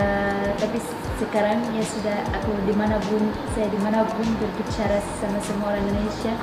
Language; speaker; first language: Indonesian; non-native, learner; Arabic